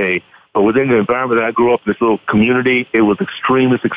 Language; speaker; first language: English; native; English